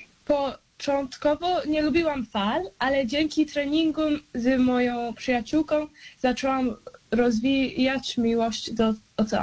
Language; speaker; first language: Polish; early bilingual, heritage; Polish